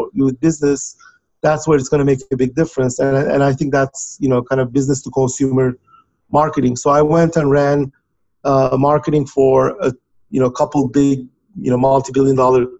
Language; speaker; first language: English; non-native, fluent; Turkish